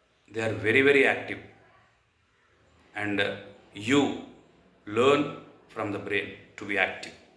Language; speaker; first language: English; non-native, local second language; Telugu